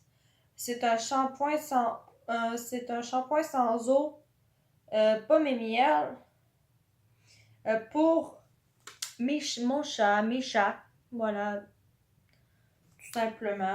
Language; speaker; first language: French; native; French